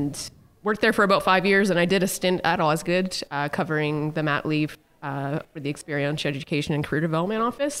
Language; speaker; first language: English; native; English